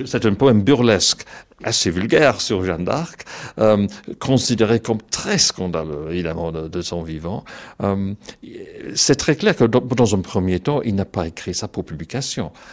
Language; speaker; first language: French; non-native, fluent; English